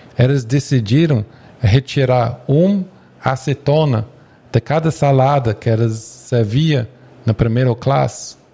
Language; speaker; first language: Portuguese; non-native, fluent; English